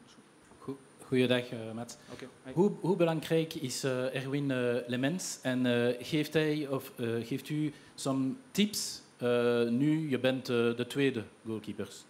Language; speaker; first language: Dutch; non-native, learner; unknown